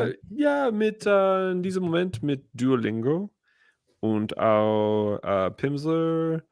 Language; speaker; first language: German; non-native, learner; English